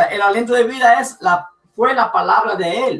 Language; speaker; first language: Spanish; early bilingual, heritage; English